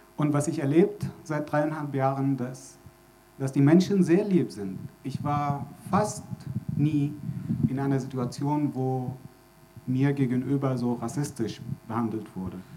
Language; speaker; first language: German; non-native, fluent; Arabic